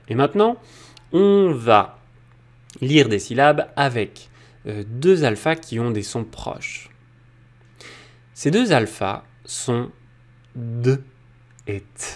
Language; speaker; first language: French; native; French